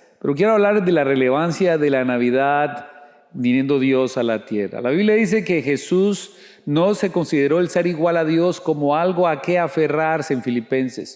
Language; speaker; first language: Spanish; native; Spanish